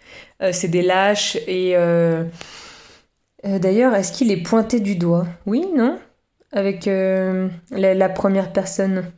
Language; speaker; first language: French; native; French